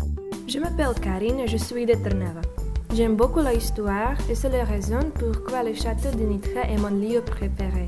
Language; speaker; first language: French; non-native, learner; Slovak